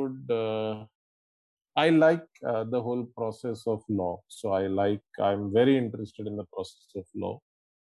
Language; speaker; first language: English; non-native, local second language; Gujarati